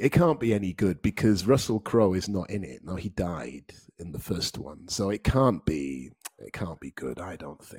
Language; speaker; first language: English; native; English